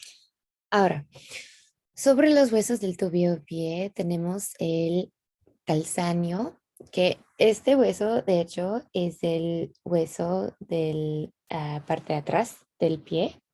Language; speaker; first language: Spanish; non-native, fluent; English